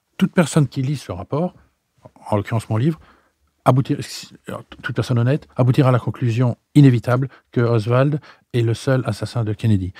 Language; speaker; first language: French; native; French